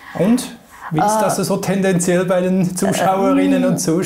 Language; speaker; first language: German; native; German